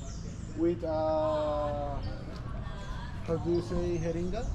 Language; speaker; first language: English; non-native, learner; Spanish